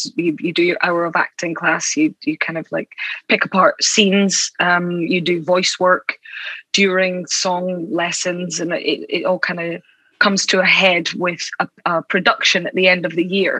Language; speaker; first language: English; native; English